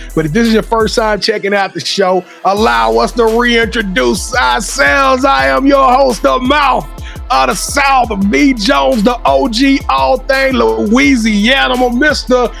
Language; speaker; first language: English; native; English